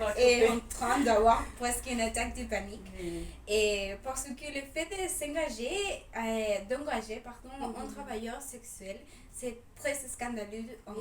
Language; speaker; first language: French; non-native, fluent; Spanish